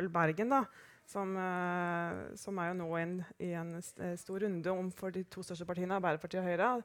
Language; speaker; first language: Norwegian; native; Norwegian